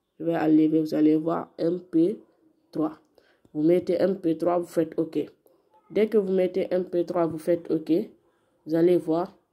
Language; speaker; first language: French; non-native, local second language; Fula